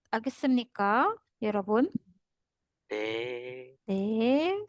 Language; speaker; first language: Korean; non-native, fluent; Indonesian